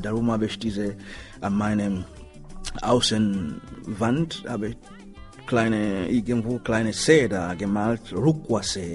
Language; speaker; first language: German; non-native, learner; Swahili